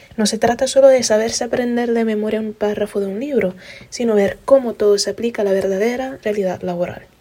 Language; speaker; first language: Spanish; non-native, fluent; Italian